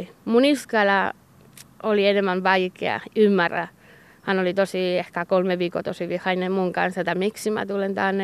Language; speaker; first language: Finnish; non-native, learner; Basque